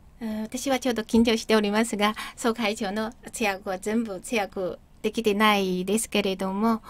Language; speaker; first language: Japanese; non-native, fluent; Chinese